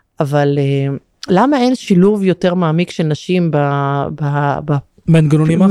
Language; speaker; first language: Hebrew; native; Hebrew